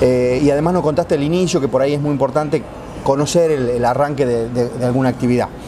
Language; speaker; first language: Spanish; native; Spanish